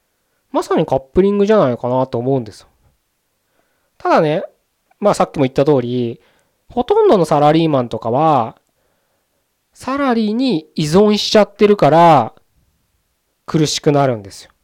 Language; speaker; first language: Japanese; native; Japanese